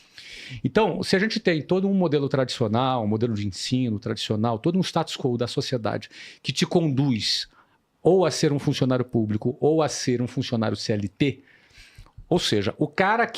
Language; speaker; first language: Portuguese; native; Portuguese